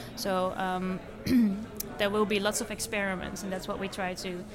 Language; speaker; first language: English; non-native, fluent; Dutch